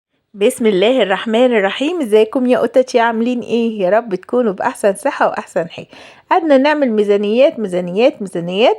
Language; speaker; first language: Arabic; native; Arabic